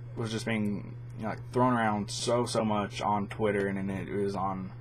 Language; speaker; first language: English; native; English